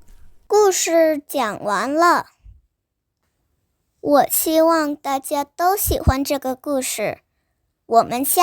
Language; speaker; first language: Chinese; non-native, learner; Vietnamese